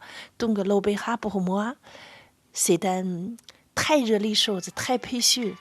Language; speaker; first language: French; non-native, fluent; Chinese